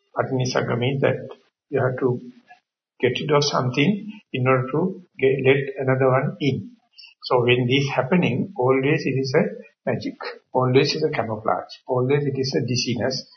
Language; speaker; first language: English; non-native, local second language; Sinhala